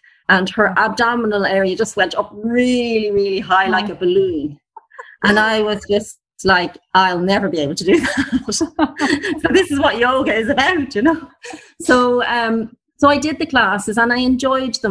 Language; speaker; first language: English; native; English